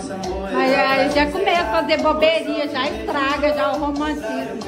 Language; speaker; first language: Portuguese; native; Portuguese